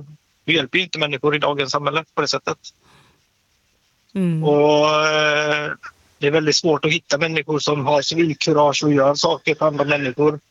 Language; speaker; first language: Swedish; native; Swedish